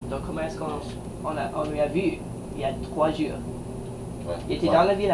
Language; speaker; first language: French; non-native, learner; English